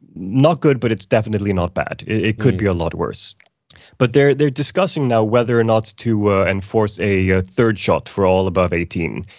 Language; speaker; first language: English; non-native, fluent; Icelandic